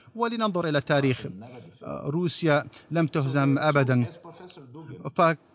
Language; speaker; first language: Arabic; non-native, fluent; Russian